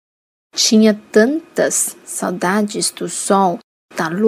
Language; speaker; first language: Portuguese; non-native, fluent; Chinese